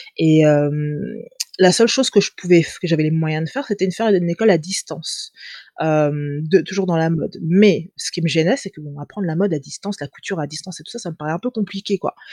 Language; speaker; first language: French; native; French